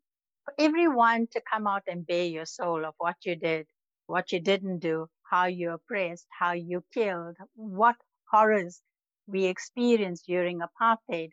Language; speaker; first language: English; native; English